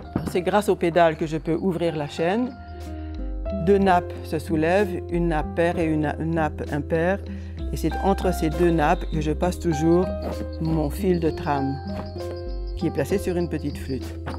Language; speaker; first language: French; non-native, fluent; Hungarian